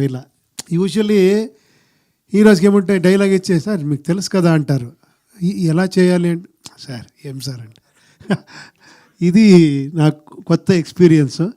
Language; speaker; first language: Telugu; non-native, fluent; Kannada